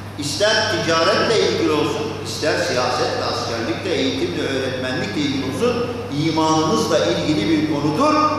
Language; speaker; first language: Turkish; non-native, fluent; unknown